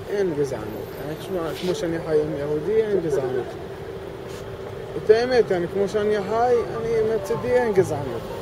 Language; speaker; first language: Hebrew; non-native, local second language; Arabic